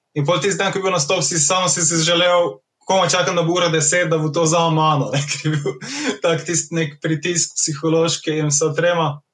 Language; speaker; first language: Slovenian; native; Slovenian